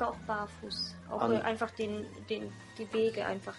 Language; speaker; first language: German; early bilingual, other home language; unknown